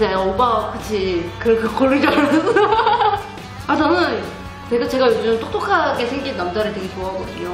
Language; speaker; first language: Korean; native; Korean